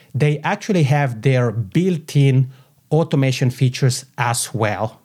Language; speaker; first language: English; non-native, fluent; Italian